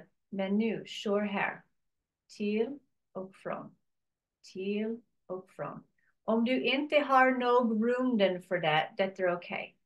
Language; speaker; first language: Swedish; non-native, learner; English